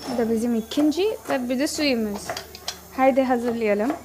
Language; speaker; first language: Turkish; non-native, learner; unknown